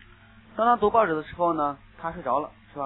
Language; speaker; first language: Chinese; native; Chinese